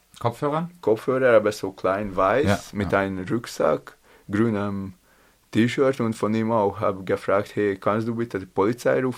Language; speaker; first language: German; non-native, learner; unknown